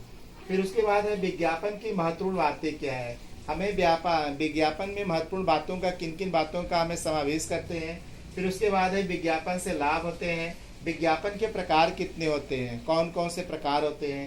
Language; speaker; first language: Hindi; native; Hindi